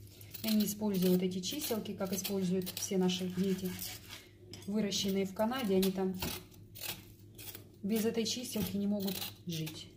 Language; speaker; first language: Russian; native; Russian